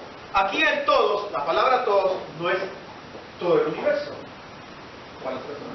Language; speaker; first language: Spanish; native; Spanish